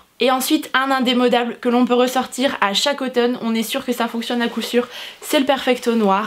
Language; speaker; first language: French; native; French